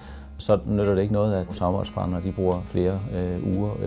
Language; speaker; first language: Danish; native; Danish